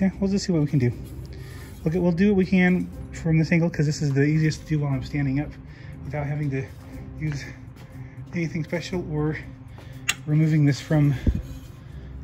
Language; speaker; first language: English; native; English